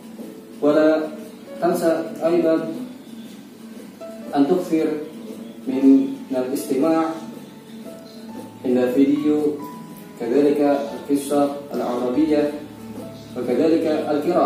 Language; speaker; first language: Arabic; non-native, fluent; Indonesian